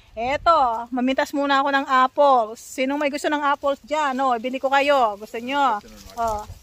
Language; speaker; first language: Filipino; native; Filipino